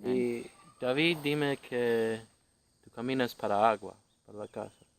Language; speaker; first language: Spanish; non-native, learner; English